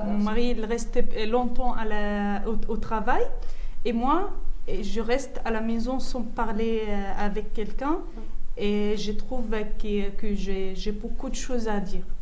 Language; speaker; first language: French; non-native, learner; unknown